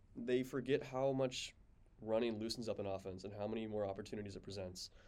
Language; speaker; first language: English; native; English